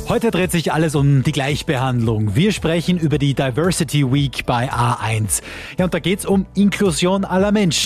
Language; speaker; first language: German; native; German